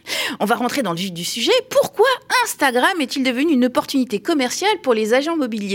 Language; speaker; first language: French; native; French